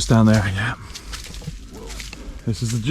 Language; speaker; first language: English; native; English